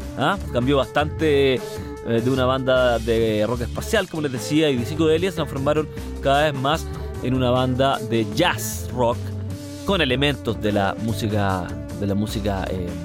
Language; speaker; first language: Spanish; native; Spanish